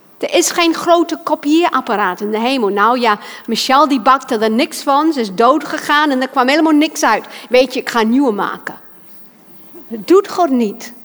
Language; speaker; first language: Dutch; non-native, fluent; English